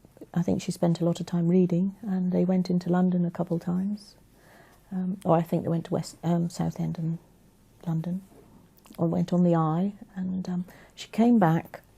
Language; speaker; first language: English; native; English